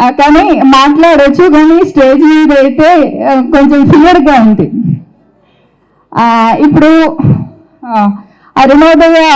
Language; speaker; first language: Telugu; non-native, local second language; Malayalam